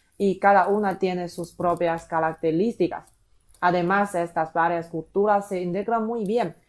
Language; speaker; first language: Spanish; non-native, fluent; Chinese